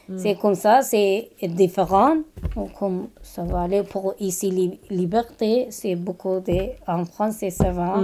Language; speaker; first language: French; non-native, learner; Kurdish